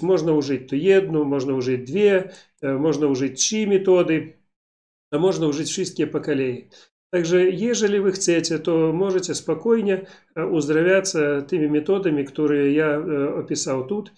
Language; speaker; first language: Polish; non-native, learner; Belarusian